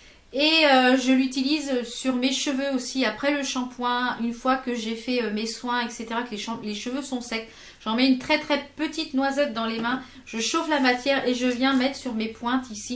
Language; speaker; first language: French; native; French